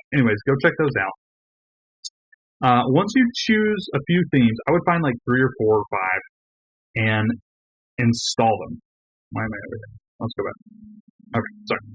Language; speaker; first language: English; native; English